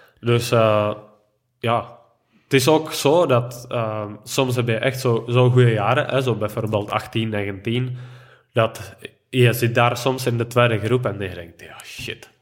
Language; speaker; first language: Dutch; non-native, fluent; Czech